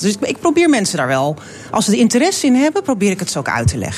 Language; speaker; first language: Dutch; native; Dutch